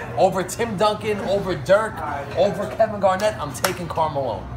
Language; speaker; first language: English; native; English